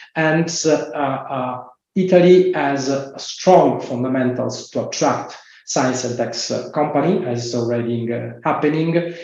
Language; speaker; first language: English; non-native, fluent; Italian